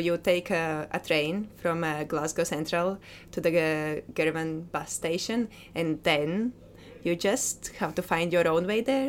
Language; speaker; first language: English; non-native, fluent; Latvian